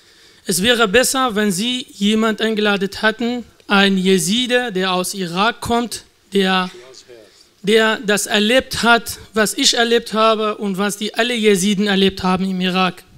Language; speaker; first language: German; non-native, learner; Kurdish